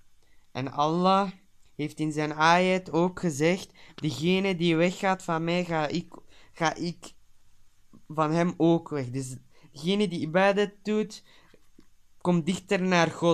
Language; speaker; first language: Dutch; early bilingual, other home language; Turkish